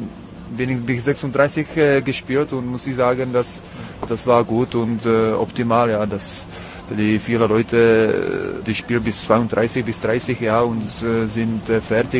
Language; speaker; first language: German; non-native, fluent; Czech